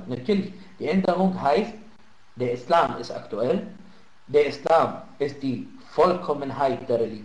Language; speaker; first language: German; non-native, fluent; Arabic